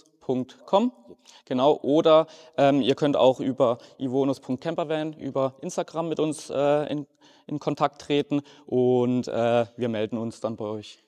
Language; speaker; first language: German; native; German